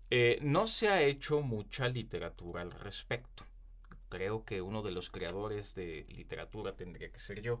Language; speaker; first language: Spanish; native; Spanish